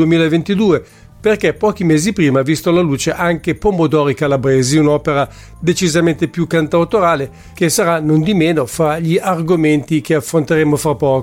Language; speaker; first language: Italian; native; Italian